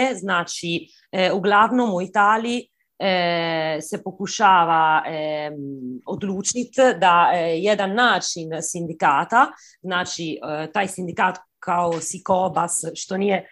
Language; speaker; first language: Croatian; early bilingual, heritage; Croatian